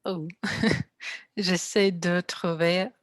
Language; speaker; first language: French; non-native, learner; Russian